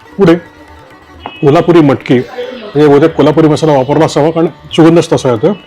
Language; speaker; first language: Marathi; native; Marathi